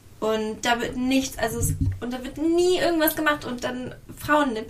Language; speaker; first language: German; native; German